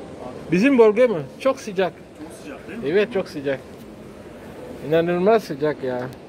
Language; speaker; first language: Turkish; non-native, learner; French